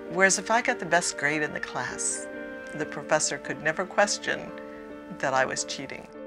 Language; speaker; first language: English; native; English